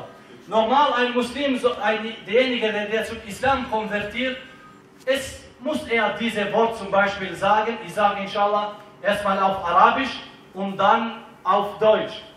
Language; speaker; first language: German; non-native, learner; Albanian